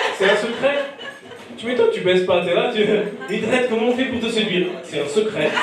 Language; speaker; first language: French; non-native, fluent; Portuguese